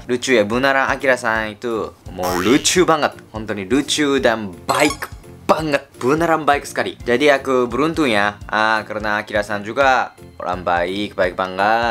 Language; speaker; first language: Indonesian; non-native, fluent; Japanese